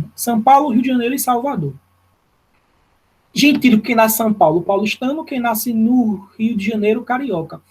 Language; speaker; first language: Portuguese; native; Portuguese